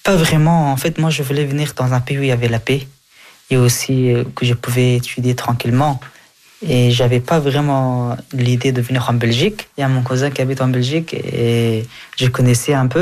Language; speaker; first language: French; early bilingual, other home language; Persian